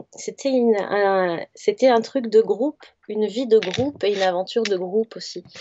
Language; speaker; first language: French; native; French